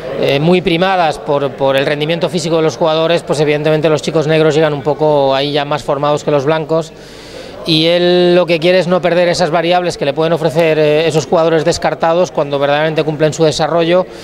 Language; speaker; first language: Spanish; native; Spanish